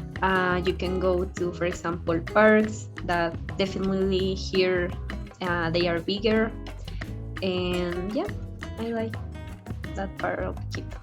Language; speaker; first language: English; non-native, fluent; Spanish